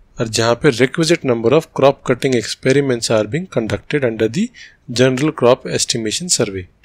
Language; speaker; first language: Hindi; native; Hindi